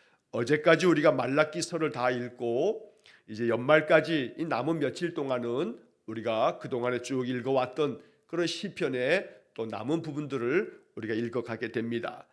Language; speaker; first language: Korean; native; Korean